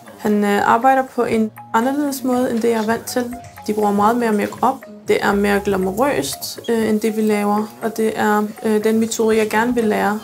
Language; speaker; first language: Danish; early bilingual, other home language; Arabic